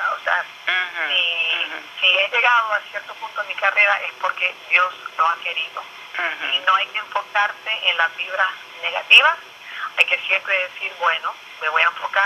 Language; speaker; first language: Spanish; early bilingual, other home language; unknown